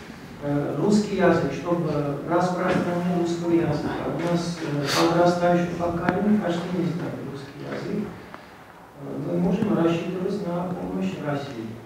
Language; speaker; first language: Russian; non-native, local second language; Armenian